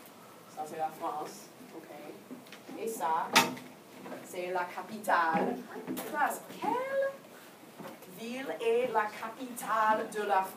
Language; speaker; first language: French; non-native, fluent; English